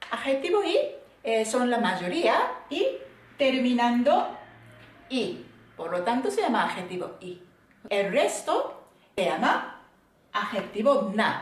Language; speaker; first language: Spanish; non-native, fluent; Japanese